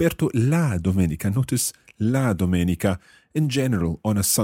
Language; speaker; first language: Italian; non-native, fluent; English